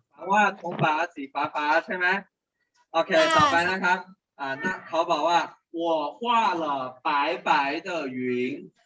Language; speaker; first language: Chinese; non-native, fluent; Thai